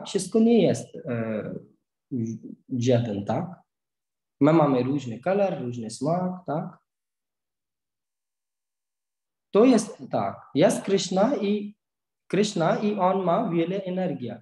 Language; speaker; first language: Polish; non-native, learner; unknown